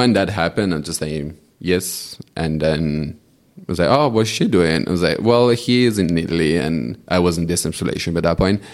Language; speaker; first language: English; non-native, fluent; Italian